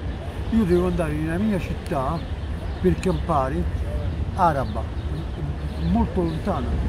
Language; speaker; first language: Italian; non-native, learner; Arabic